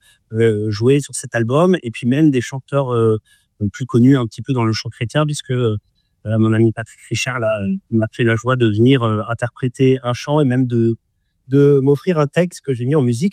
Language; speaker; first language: French; native; French